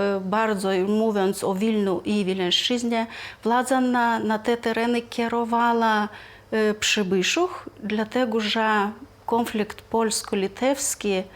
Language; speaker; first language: Polish; non-native, fluent; Lithuanian